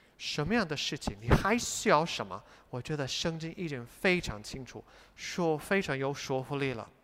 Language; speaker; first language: Chinese; non-native, fluent; English